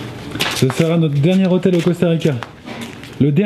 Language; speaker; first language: French; native; French